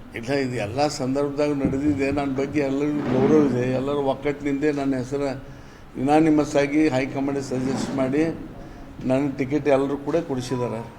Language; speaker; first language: Kannada; native; Kannada